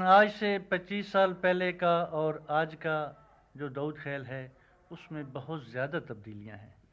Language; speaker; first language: Urdu; non-native, local second language; Punjabi